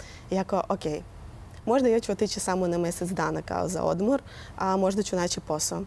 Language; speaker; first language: Croatian; non-native, fluent; Russian